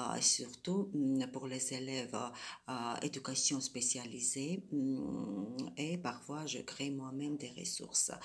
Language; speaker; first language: French; non-native, fluent; Georgian